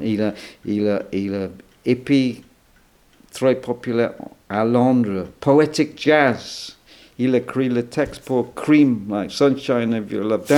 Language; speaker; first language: French; non-native, learner; English